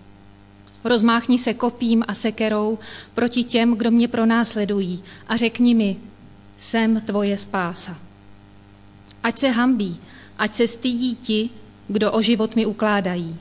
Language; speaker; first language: Czech; native; Czech